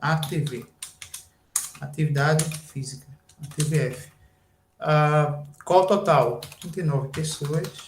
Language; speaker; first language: Portuguese; native; Portuguese